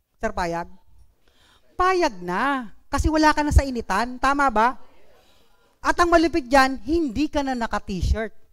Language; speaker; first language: Filipino; non-native, local second language; Bikol